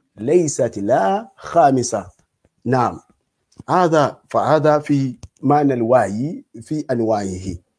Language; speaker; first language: Arabic; non-native, fluent; Yoruba